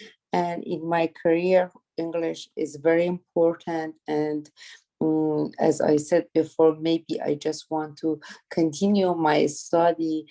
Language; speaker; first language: English; non-native, learner; Persian